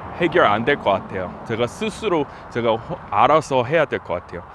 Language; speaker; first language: Korean; non-native, fluent; English